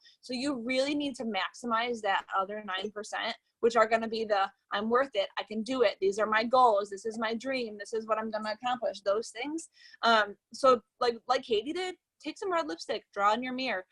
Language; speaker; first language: English; native; English